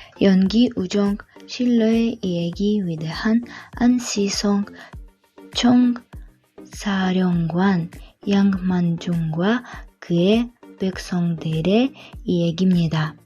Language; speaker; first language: Korean; non-native, learner; Russian